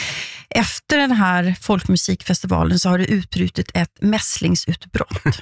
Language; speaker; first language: Swedish; native; Swedish